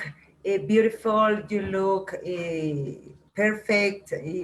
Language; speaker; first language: English; non-native, learner; Spanish